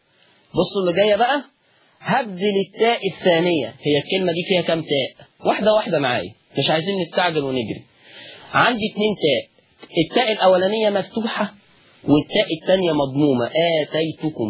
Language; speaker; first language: Arabic; native; Arabic